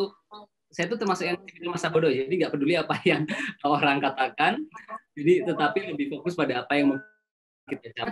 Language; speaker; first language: Indonesian; native; Indonesian